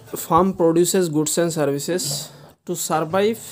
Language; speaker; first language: English; non-native, local second language; Assamese